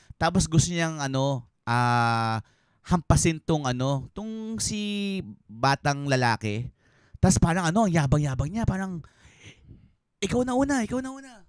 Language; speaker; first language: Filipino; native; Filipino